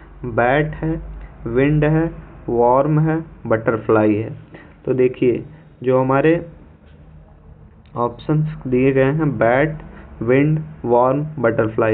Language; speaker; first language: Hindi; native; Hindi